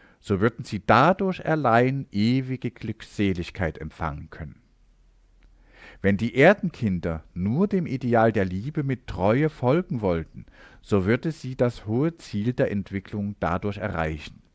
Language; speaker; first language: German; native; German